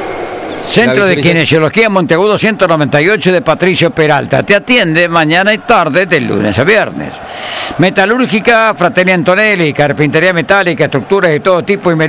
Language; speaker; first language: Spanish; native; Spanish